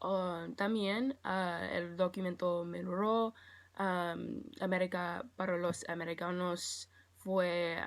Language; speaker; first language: Spanish; non-native, learner; English